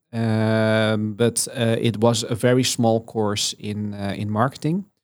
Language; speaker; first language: English; non-native, fluent; Dutch